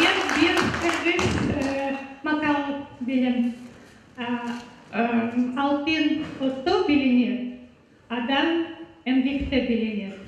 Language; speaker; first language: Kyrgyz; non-native, local second language; Russian